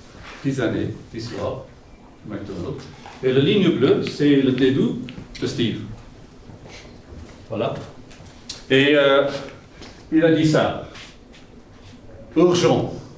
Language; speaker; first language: French; non-native, fluent; English